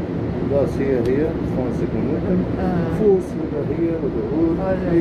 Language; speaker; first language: German; non-native, learner; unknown